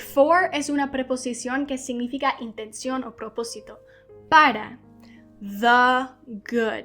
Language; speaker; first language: Spanish; non-native, fluent; English